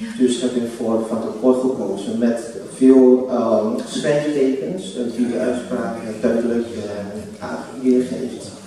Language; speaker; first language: Dutch; non-native, learner; Cantonese